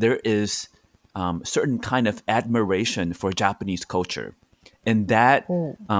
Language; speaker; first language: English; non-native, fluent; Chinese